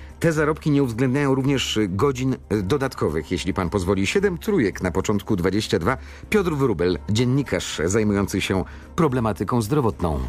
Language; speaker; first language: Polish; native; Polish